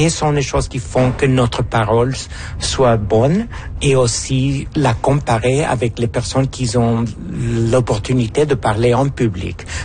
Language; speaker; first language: French; non-native, fluent; Spanish